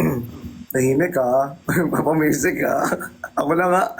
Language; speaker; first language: Filipino; native; Filipino